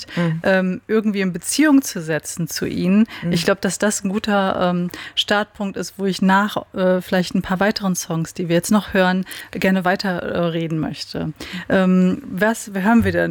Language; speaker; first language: German; native; German